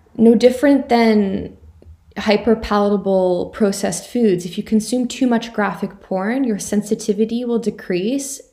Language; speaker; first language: English; native; English